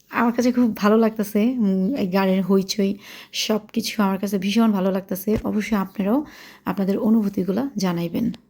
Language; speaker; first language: Bangla; early bilingual, heritage; Bangla